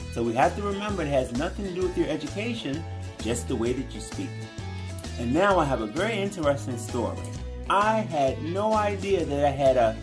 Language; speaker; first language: English; native; English